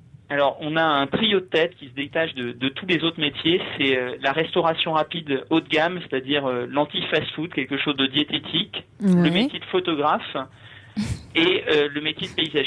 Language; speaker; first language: French; native; French